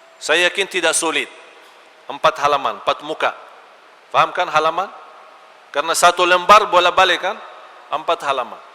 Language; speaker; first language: Malay; non-native, fluent; Arabic